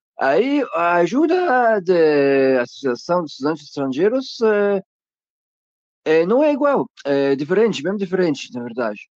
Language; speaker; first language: Portuguese; non-native, learner; Arabic